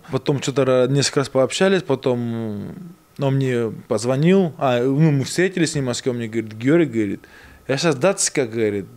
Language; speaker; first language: Russian; native; Russian